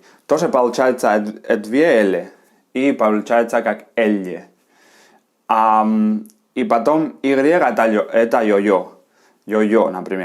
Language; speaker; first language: Russian; non-native, fluent; Spanish